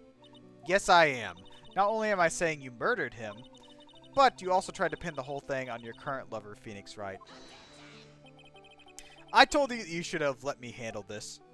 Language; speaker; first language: English; native; English